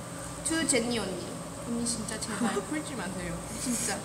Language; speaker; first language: Korean; non-native, fluent; Thai